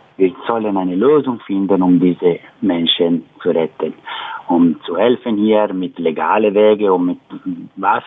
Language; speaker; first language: German; non-native, learner; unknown